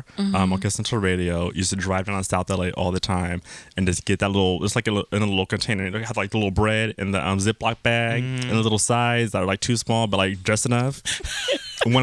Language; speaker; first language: English; native; English